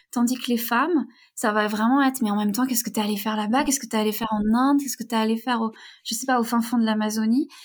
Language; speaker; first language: French; native; French